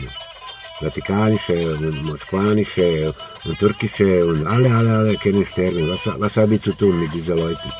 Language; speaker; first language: German; non-native, learner; Croatian